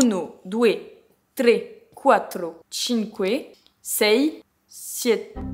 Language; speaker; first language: Italian; non-native, learner; French